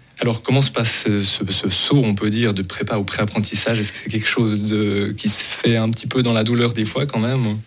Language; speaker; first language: French; native; French